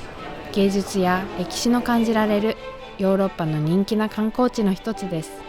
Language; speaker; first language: Japanese; native; Japanese